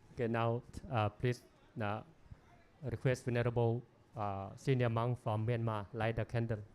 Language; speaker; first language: English; non-native, learner; Thai